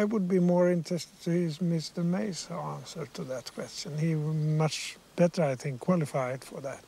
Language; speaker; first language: English; non-native, fluent; Swedish